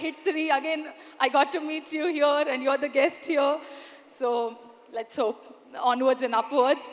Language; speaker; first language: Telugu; non-native, learner; Kannada